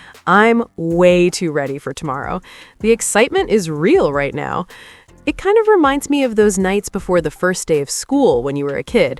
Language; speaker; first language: English; native; English